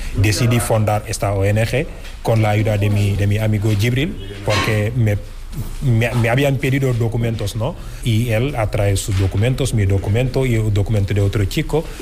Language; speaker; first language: Spanish; non-native, fluent; Wolof